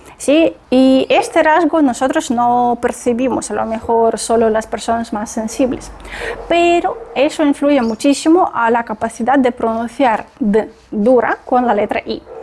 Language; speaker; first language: Spanish; non-native, fluent; Russian